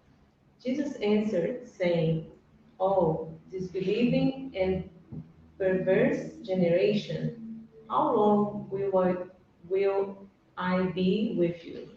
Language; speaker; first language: English; non-native, fluent; Portuguese